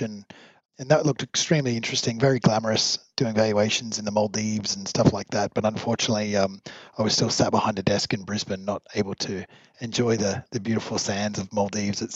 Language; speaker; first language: English; native; English